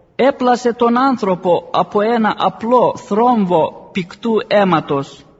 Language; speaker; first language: Greek; non-native, fluent; Arabic